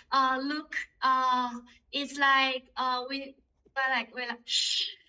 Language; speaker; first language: English; non-native, fluent; Chinese